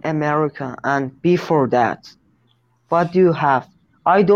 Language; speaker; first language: English; non-native, learner; Persian